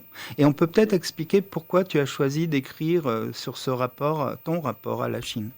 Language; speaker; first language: French; native; French